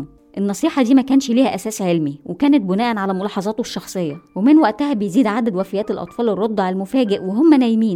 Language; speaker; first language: Arabic; native; Arabic